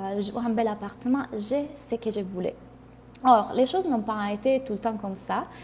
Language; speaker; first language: French; non-native, fluent; Italian